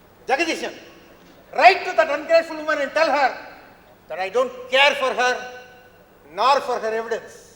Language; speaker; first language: English; non-native, local second language; Tamil